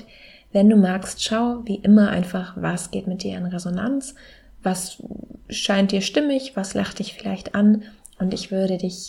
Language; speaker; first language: German; native; German